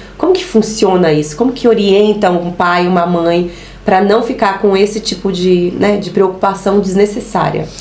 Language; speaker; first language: Portuguese; native; Portuguese